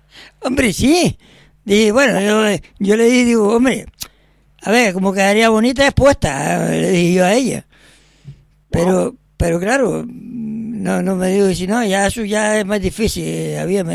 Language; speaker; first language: Spanish; native; Spanish